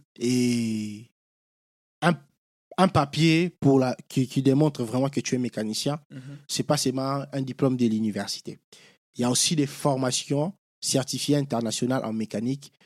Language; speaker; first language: French; non-native, local second language; Lingala